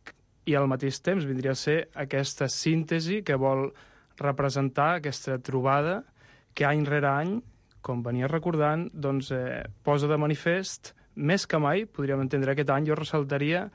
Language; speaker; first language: Catalan; native; Catalan